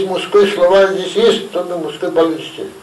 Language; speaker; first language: Russian; non-native, learner; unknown